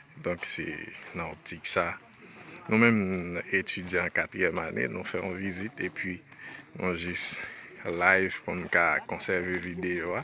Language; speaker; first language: French; non-native, local second language; Haitian Creole